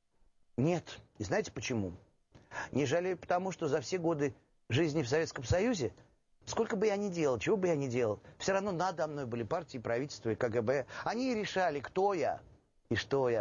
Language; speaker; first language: Russian; native; Russian